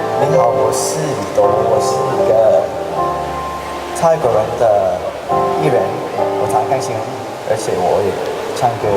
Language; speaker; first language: Chinese; non-native, learner; Thai